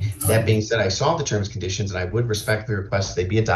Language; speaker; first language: English; native; English